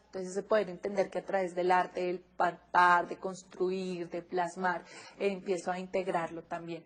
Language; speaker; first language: Spanish; native; Spanish